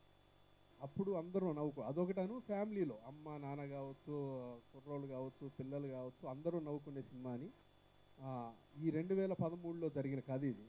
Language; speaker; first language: Telugu; native; Telugu